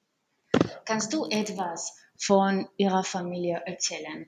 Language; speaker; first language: German; non-native, learner; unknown